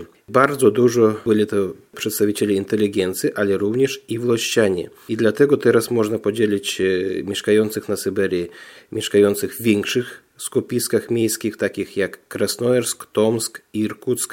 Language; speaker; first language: Polish; non-native, fluent; Russian